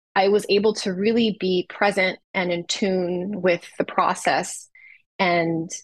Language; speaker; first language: English; native; English